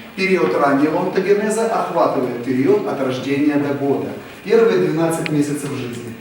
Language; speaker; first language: Russian; native; Russian